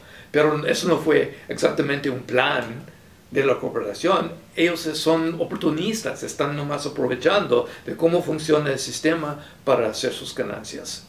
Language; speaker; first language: Spanish; non-native, fluent; English